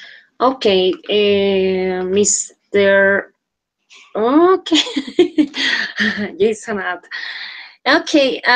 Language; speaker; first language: English; non-native, learner; Spanish